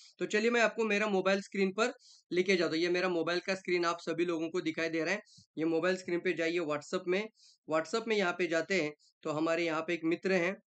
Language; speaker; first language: Hindi; non-native, local second language; Marathi